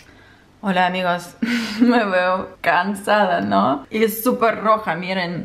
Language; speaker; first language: Spanish; non-native, fluent; Russian